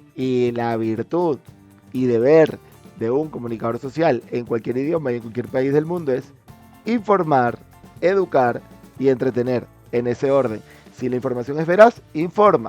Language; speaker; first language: Spanish; native; Spanish